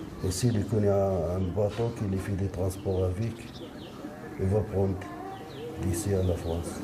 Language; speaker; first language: French; non-native, learner; Arabic